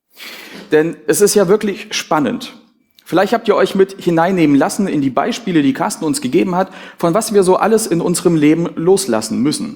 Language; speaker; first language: German; native; German